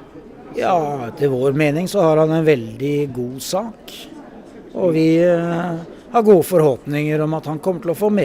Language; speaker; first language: Norwegian; native; Norwegian